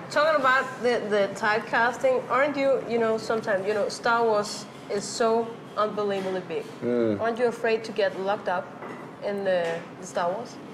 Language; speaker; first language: English; non-native, fluent; Danish